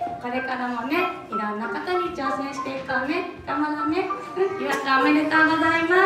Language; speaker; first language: Japanese; native; Japanese